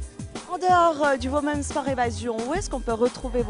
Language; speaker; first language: French; native; French